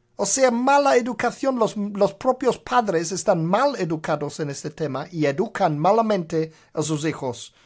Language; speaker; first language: Spanish; non-native, fluent; English